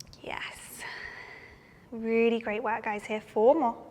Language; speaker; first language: English; native; English